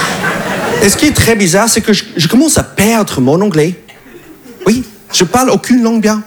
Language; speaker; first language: French; non-native, fluent; English